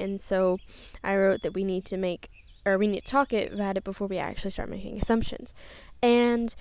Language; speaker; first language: English; native; English